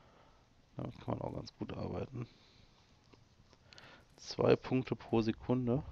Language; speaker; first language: German; native; German